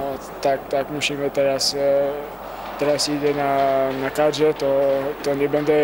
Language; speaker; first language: Polish; non-native, learner; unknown